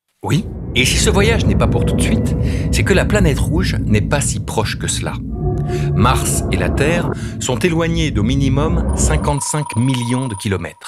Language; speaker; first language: French; native; French